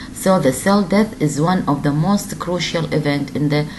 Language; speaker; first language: English; non-native, fluent; Arabic